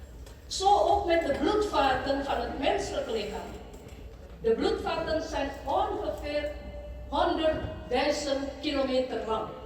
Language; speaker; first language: Dutch; non-native, fluent; Indonesian